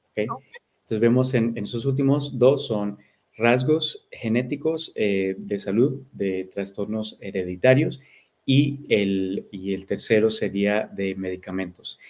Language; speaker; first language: Spanish; early bilingual, heritage; Spanish